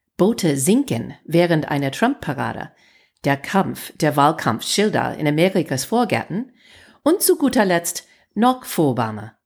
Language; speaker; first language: German; non-native, fluent; English